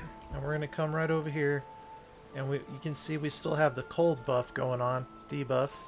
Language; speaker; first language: English; native; English